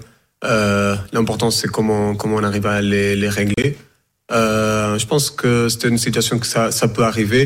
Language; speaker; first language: French; non-native, fluent; Portuguese